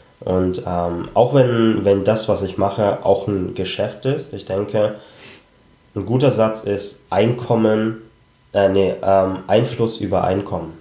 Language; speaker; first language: German; early bilingual, other home language; Cantonese